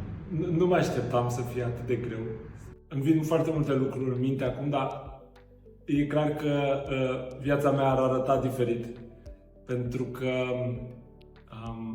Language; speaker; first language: Romanian; native; Romanian